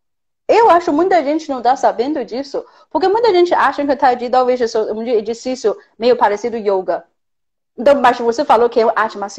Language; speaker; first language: Portuguese; non-native, fluent; Chinese